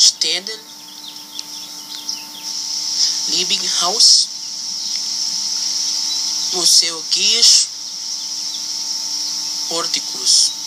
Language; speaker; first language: German; non-native, learner; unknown